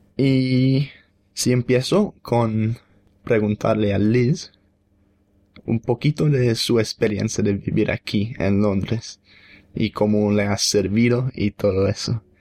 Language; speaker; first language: Spanish; non-native, fluent; English